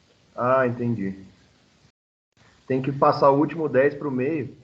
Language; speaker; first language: Portuguese; native; Portuguese